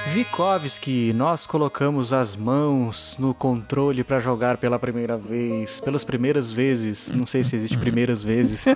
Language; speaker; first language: Portuguese; native; Portuguese